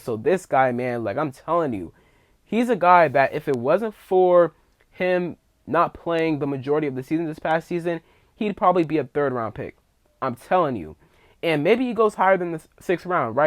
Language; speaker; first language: English; native; English